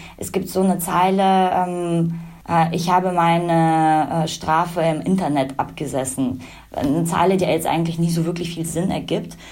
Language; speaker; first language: German; early bilingual, other home language; Russian